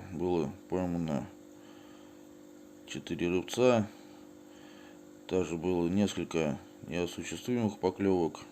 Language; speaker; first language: Russian; native; Russian